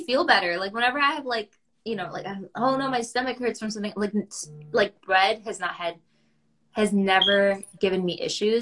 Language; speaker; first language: English; early bilingual, other home language; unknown